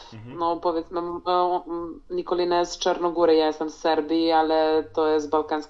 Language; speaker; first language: Polish; non-native, fluent; Serbian